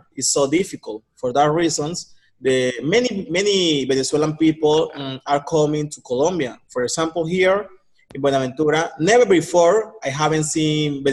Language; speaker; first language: English; non-native, learner; Spanish